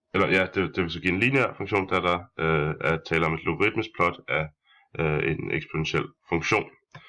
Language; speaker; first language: Danish; native; Danish